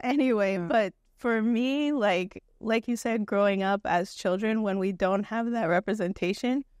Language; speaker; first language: English; native; English